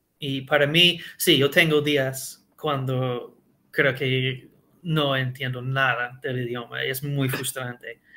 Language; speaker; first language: Spanish; non-native, learner; English